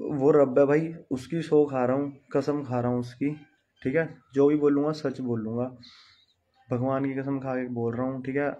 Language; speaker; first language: Hindi; non-native, local second language; Punjabi